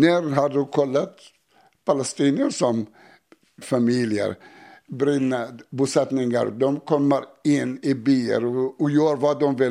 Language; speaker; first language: Swedish; non-native, learner; Arabic